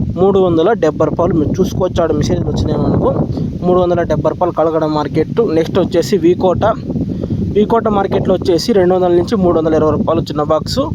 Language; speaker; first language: Telugu; native; Telugu